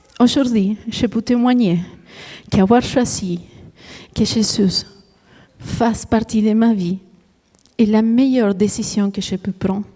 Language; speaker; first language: French; non-native, fluent; Spanish